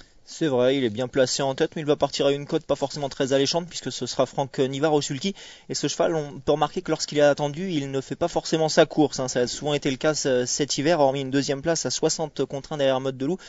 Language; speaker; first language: French; native; French